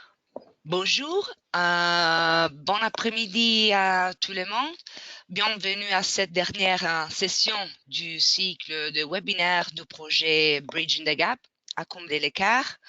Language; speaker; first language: French; non-native, fluent; Italian